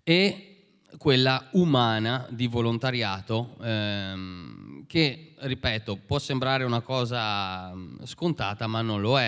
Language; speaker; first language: Italian; native; Italian